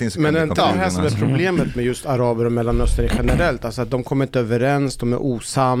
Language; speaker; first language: Swedish; early bilingual, other home language; Persian